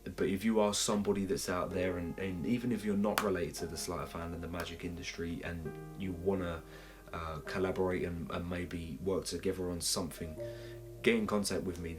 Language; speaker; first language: English; native; English